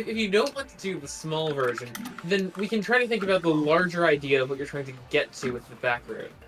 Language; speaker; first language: English; native; English